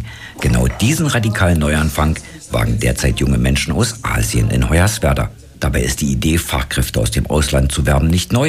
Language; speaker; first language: German; native; German